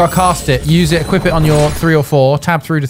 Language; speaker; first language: English; native; English